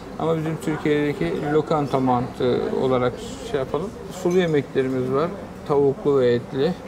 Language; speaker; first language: Turkish; native; Turkish